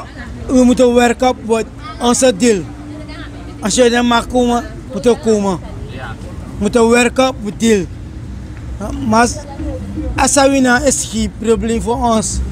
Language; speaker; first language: Dutch; non-native, local second language; Sranan Tongo